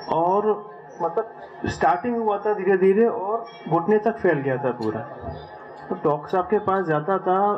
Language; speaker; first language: Hindi; native; Hindi